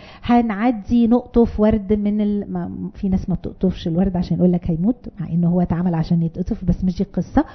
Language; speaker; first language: Arabic; native; Arabic